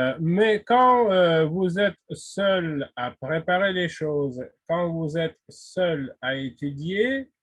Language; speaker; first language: French; non-native, fluent; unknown